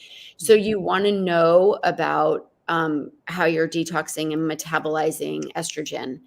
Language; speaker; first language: English; native; English